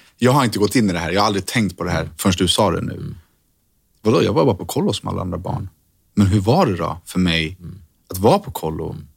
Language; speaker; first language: Swedish; native; Swedish